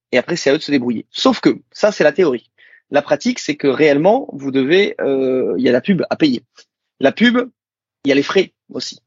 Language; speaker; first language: French; native; French